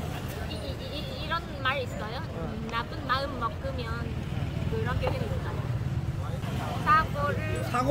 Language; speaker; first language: Korean; non-native, learner; Vietnamese